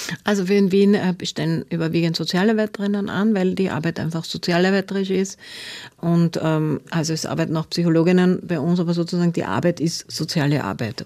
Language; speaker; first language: German; native; German